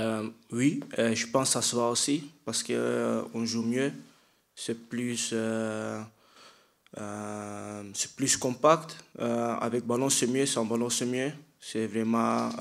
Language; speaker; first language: French; non-native, fluent; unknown